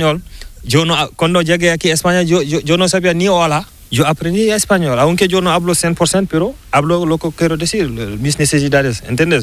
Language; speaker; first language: Spanish; non-native, learner; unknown